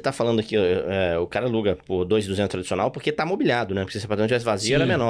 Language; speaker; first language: Portuguese; native; Portuguese